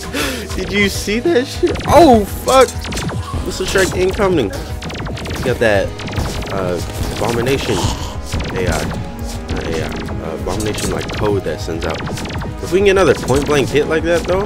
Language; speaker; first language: English; native; English